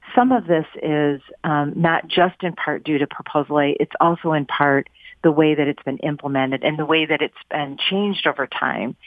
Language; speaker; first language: English; native; English